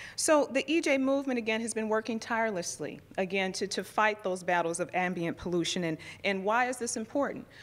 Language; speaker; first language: English; native; English